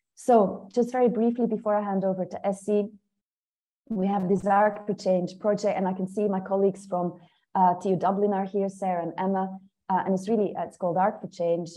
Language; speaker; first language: English; non-native, fluent; Dutch